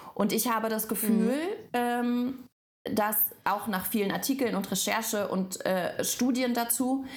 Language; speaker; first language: German; non-native, fluent; Russian